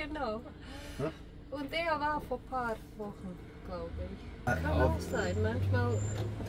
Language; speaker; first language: German; non-native, fluent; Bosnian